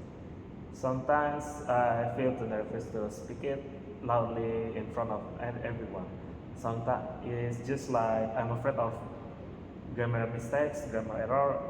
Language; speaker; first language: English; non-native, learner; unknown